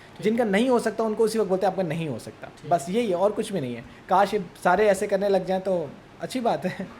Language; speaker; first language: Urdu; early bilingual, heritage; Urdu